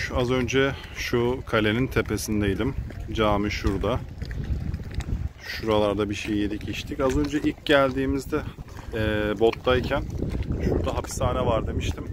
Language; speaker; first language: Turkish; native; Turkish